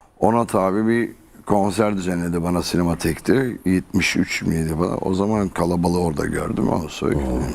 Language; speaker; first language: Turkish; native; Turkish